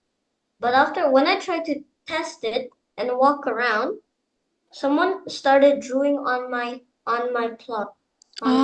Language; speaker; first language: English; non-native, fluent; Indonesian